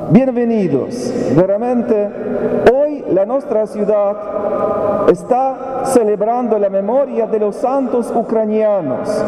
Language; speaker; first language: Spanish; non-native, learner; Ukrainian